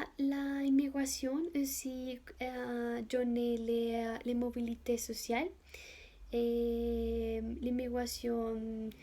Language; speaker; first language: French; non-native, learner; Spanish